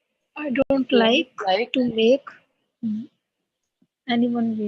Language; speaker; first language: English; non-native, learner; Hindi